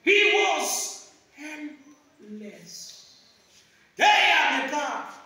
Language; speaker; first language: English; non-native, local second language; Swahili